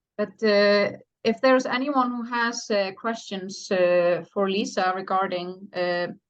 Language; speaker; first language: English; non-native, fluent; Icelandic